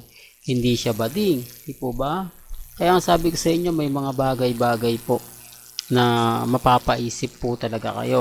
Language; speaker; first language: Filipino; native; Filipino